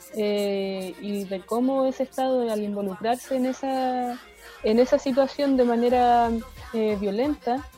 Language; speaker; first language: Spanish; native; Spanish